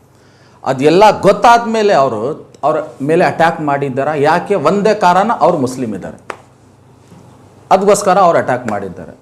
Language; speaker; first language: Kannada; non-native, local second language; Urdu